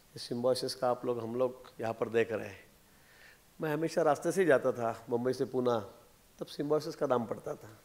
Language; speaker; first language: Hindi; non-native, local second language; Marathi